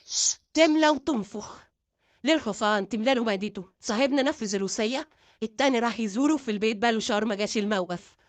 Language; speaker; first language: Arabic; native; Arabic